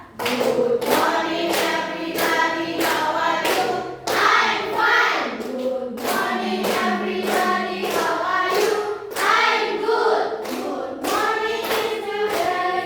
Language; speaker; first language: English; non-native, learner; Indonesian